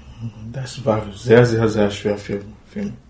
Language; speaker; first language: German; non-native, learner; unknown